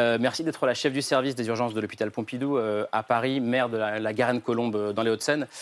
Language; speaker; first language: French; native; French